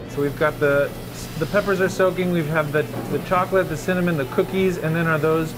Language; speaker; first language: English; native; English